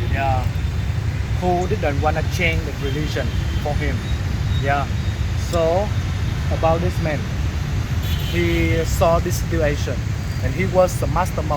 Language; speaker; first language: English; non-native, learner; Vietnamese